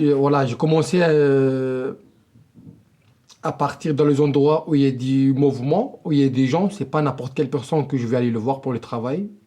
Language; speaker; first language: French; non-native, local second language; Arabic